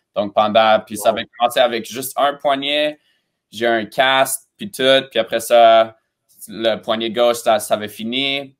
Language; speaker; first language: French; early bilingual, other home language; Romanian